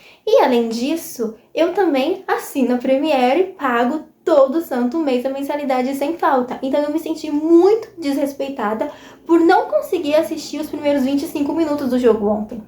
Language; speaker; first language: Portuguese; native; Portuguese